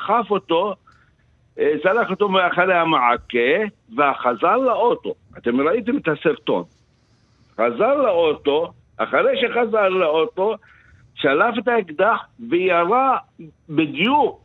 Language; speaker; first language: Hebrew; non-native, local second language; Arabic